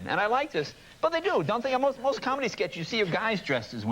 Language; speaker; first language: English; native; English